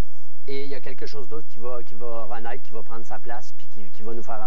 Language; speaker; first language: French; native; French